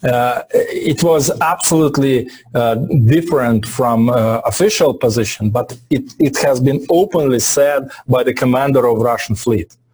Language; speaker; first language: English; non-native, fluent; Russian